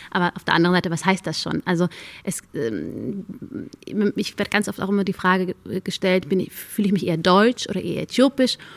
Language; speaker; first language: German; early bilingual, other home language; Amharic